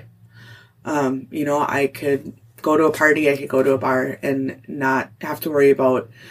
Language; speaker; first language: English; native; English